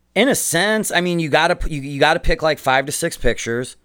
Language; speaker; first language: English; native; English